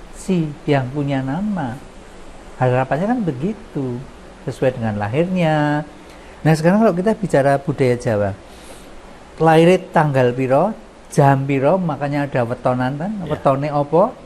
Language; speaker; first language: Indonesian; non-native, local second language; Javanese